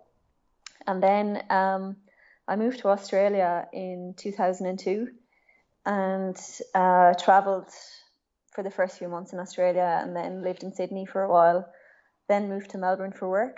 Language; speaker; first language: English; native; English